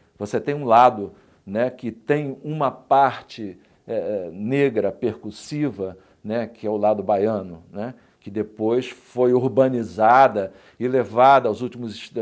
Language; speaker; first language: Portuguese; native; Portuguese